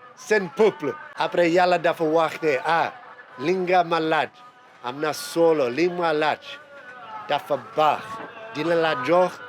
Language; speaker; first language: Wolof; non-native, fluent; English